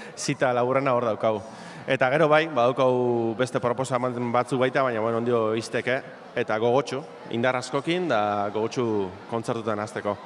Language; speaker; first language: Basque; native; Basque